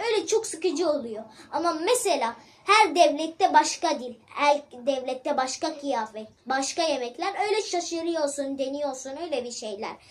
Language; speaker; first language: Turkish; early bilingual, other home language; Arabic